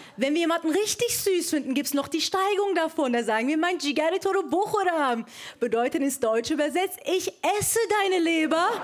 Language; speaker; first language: German; early bilingual, other home language; Persian